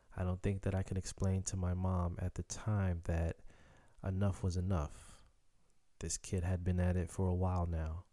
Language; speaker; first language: English; early bilingual, other home language; Haitian Creole